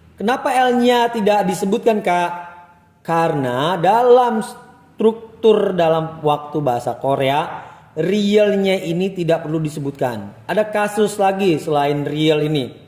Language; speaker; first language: Indonesian; native; Indonesian